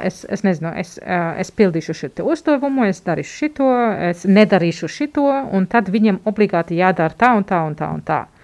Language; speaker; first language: Latvian; non-native, fluent; German